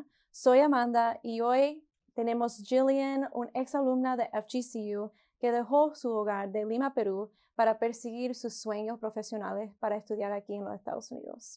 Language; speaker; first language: Spanish; early bilingual, heritage; Spanish